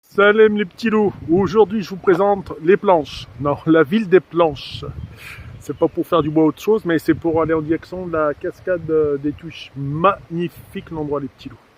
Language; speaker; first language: French; native; French